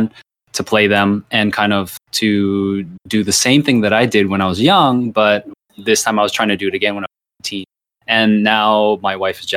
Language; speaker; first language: English; early bilingual, other home language; Thai